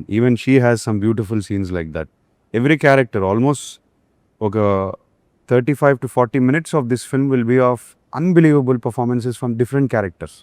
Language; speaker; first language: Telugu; native; Telugu